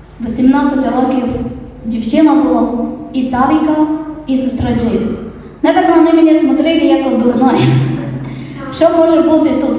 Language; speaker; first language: Ukrainian; non-native, learner; Polish